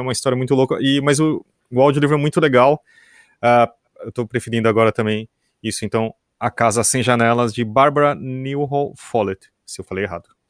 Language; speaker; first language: Portuguese; native; Portuguese